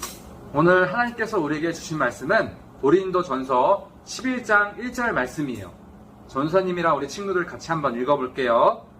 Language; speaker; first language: Korean; native; Korean